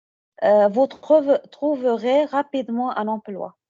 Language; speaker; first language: French; non-native, learner; Arabic